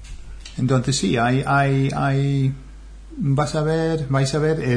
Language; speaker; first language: Spanish; non-native, fluent; English